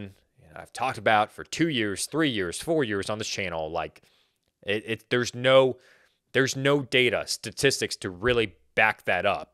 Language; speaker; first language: English; native; English